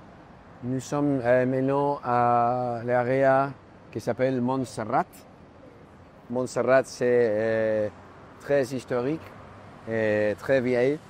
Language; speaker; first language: French; non-native, learner; Spanish